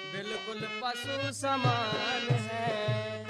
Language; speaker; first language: Hindi; native; Hindi